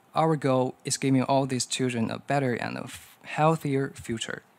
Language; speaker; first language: English; non-native, learner; Chinese